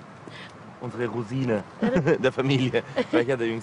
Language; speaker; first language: German; early bilingual, heritage; Italian